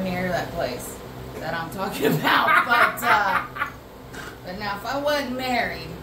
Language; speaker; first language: English; native; English